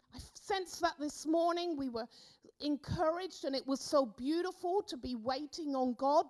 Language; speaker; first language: English; native; English